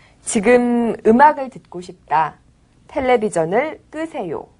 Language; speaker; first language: Korean; native; Korean